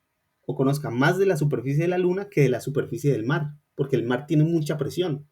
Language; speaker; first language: Spanish; native; Spanish